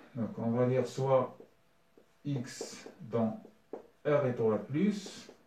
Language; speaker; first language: French; non-native, local second language; Arabic